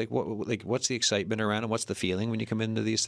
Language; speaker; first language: English; native; English